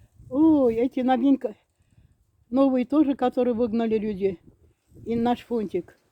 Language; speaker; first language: Russian; non-native, fluent; Azerbaijani